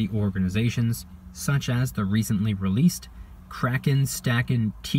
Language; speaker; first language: English; native; English